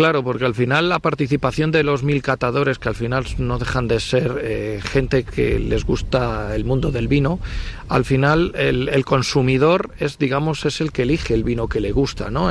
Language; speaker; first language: Spanish; native; Spanish